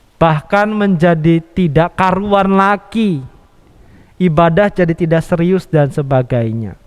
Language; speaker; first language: Indonesian; native; Indonesian